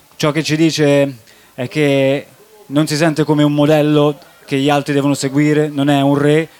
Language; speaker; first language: Italian; native; Italian